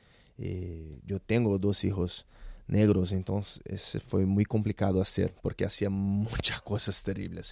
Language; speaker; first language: Spanish; non-native, learner; Portuguese